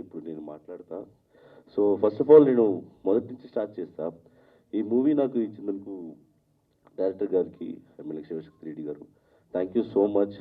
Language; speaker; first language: Telugu; non-native, fluent; Tamil